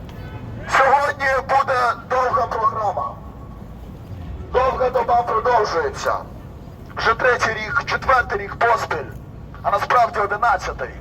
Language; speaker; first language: Ukrainian; native; Ukrainian